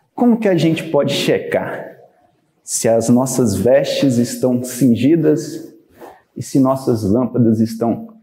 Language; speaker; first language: Portuguese; native; Portuguese